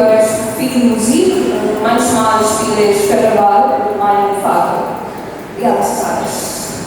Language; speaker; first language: German; non-native, learner; Hindi